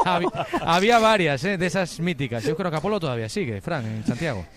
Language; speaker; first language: Spanish; native; Spanish